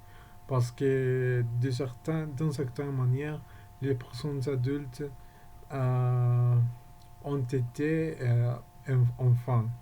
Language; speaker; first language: French; non-native, learner; Spanish